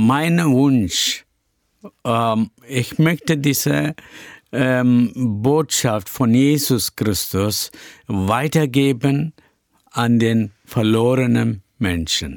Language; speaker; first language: German; non-native, learner; Tamil